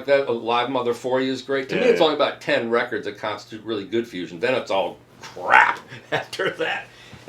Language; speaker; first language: English; native; English